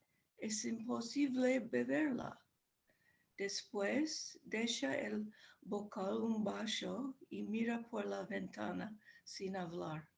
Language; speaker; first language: Spanish; non-native, learner; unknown